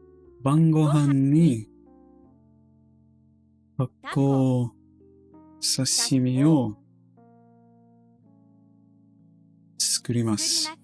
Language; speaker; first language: Japanese; non-native, learner; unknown